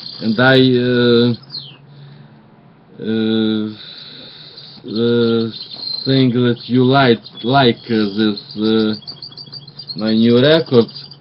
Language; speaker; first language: English; non-native, learner; Russian